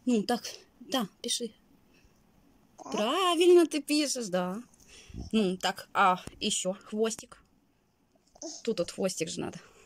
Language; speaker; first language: Russian; native; Russian